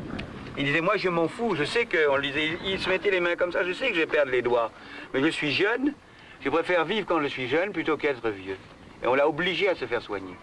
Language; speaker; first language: French; native; French